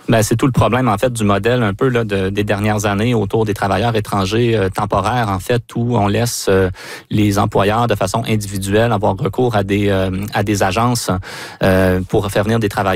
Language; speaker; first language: French; native; French